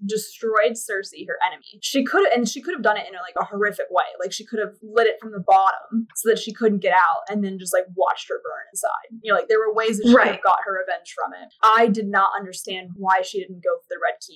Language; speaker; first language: English; native; English